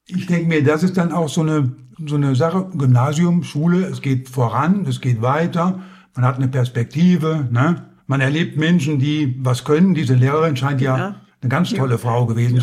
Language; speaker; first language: German; native; German